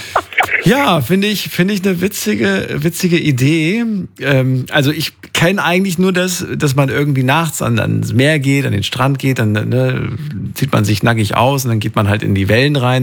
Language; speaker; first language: German; native; German